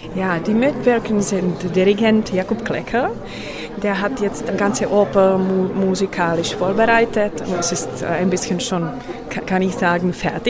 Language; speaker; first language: German; non-native, learner; Czech